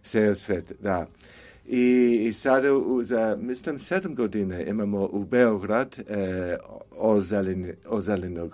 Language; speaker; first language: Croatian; non-native, learner; English